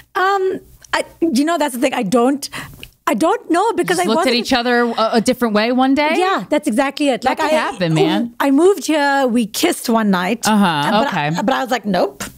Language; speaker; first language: English; native; English